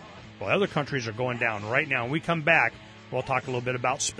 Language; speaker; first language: English; native; English